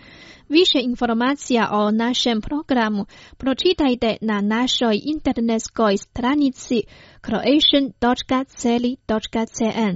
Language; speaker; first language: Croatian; non-native, fluent; Chinese